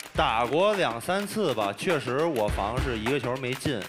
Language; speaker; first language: Chinese; native; Chinese